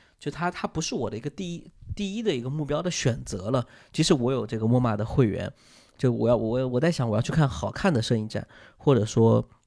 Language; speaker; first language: Chinese; native; Chinese